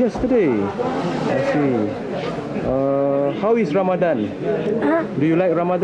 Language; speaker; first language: English; non-native, local second language; Malay